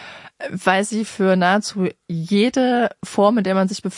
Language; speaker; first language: German; native; German